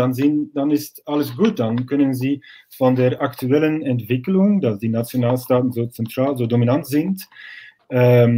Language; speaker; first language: German; non-native, fluent; Dutch